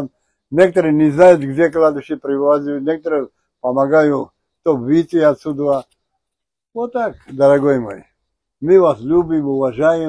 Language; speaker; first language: Russian; non-native, fluent; Georgian